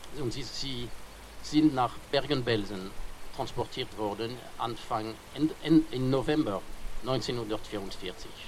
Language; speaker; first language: German; non-native, fluent; French